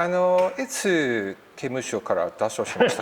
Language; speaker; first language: Japanese; non-native, learner; English